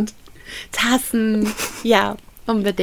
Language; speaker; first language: German; native; German